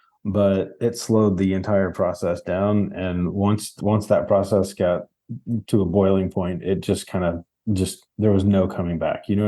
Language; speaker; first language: English; native; English